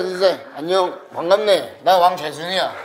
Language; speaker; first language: Korean; non-native, learner; Cantonese